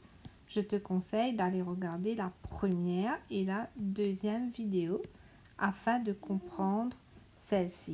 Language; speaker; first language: French; non-native, local second language; Morisyen